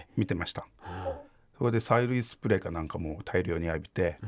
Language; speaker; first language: Japanese; native; Japanese